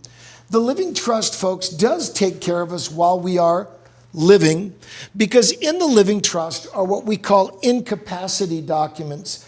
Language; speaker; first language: English; native; English